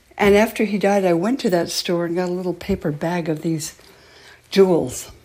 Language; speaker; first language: English; native; English